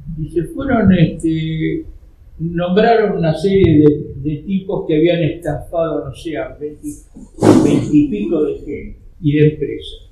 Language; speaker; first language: Spanish; native; Spanish